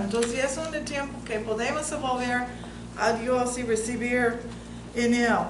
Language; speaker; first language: Spanish; non-native, fluent; English